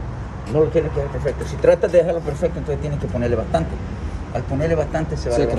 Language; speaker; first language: Spanish; native; Spanish